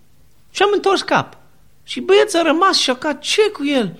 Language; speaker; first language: Romanian; non-native, learner; English